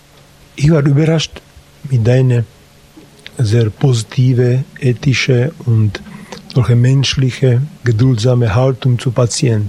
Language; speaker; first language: German; non-native, fluent; Slovak